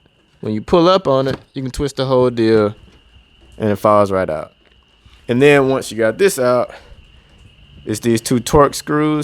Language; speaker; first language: English; native; English